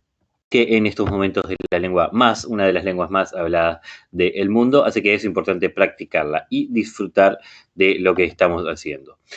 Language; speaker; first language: Spanish; non-native, fluent; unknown